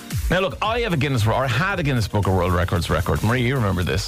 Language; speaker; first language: English; native; English